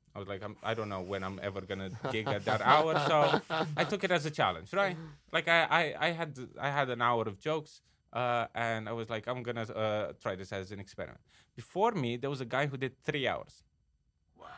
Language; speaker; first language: English; non-native, fluent; Romanian